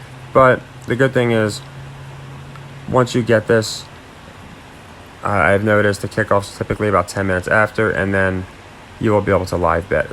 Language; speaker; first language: English; native; English